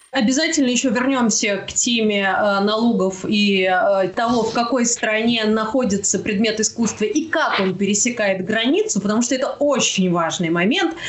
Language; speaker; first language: Russian; native; Russian